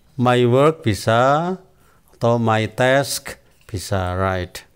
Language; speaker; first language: English; non-native, fluent; Indonesian